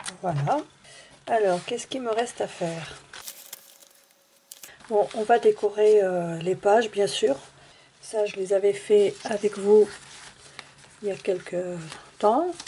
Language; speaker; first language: French; native; French